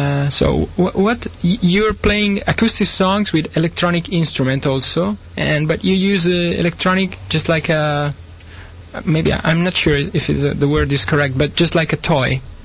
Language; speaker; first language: English; non-native, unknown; Italian